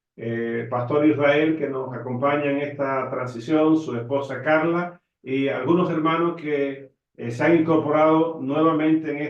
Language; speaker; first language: Spanish; native; Spanish